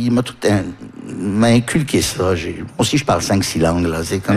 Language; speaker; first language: French; early bilingual, other home language; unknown